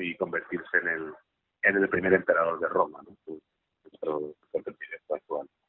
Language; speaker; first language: Spanish; native; Spanish